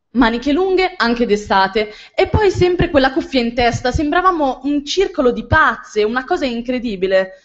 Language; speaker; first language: Italian; native; Italian